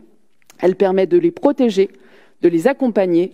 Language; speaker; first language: French; native; French